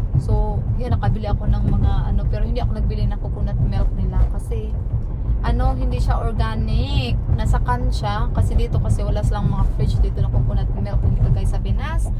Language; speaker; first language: Filipino; non-native, local second language; Cebuano